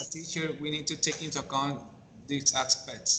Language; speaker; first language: English; non-native, learner; Spanish